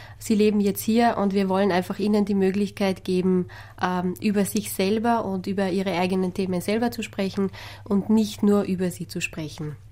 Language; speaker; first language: German; non-native, fluent; Armenian